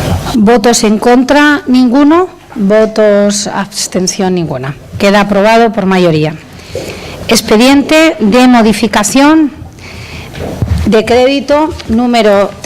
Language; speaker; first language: Spanish; native; Spanish